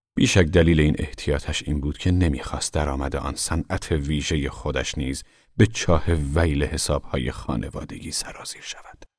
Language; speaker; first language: Persian; native; Persian